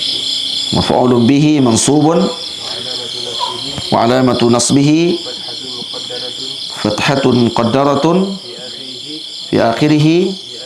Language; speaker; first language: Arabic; non-native, fluent; Malay